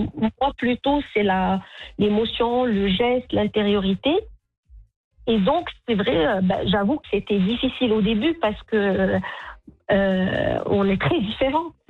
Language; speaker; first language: French; non-native, local second language; Arabic